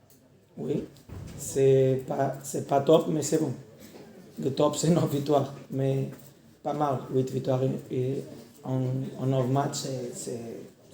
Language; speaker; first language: French; non-native, learner; Portuguese